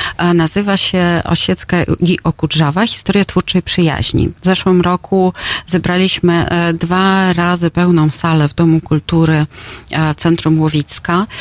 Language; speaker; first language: Polish; non-native, fluent; Russian